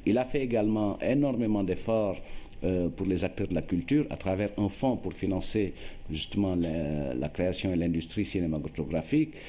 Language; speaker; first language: French; non-native, local second language; Wolof